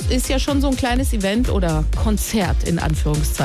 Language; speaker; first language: German; native; German